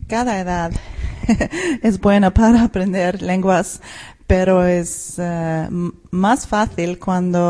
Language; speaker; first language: Spanish; non-native, fluent; Swedish